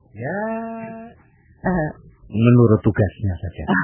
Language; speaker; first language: Indonesian; native; Indonesian